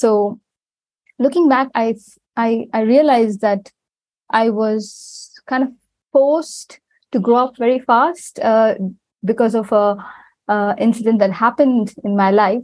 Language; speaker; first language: English; non-native, local second language; Tamil